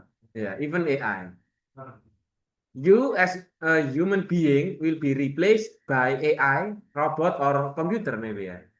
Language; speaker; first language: English; non-native, learner; Indonesian